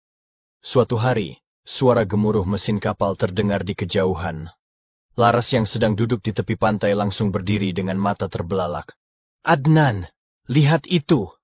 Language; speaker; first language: Indonesian; native; Indonesian